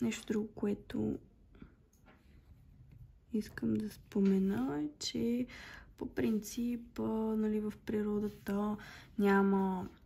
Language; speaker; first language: Bulgarian; native; Bulgarian